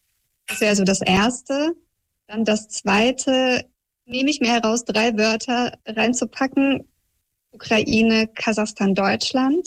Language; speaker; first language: German; early bilingual, other home language; Russian